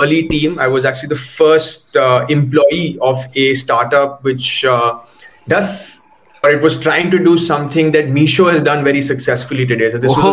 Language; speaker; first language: English; non-native, local second language; Hindi